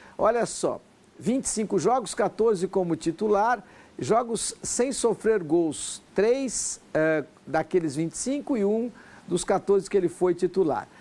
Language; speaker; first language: Portuguese; native; Portuguese